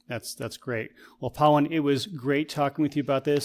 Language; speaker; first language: English; native; English